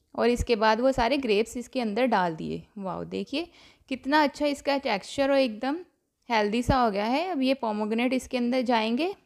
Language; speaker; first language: Hindi; non-native, local second language; Punjabi